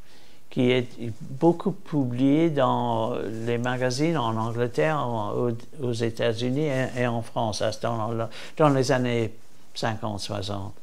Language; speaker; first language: French; non-native, fluent; English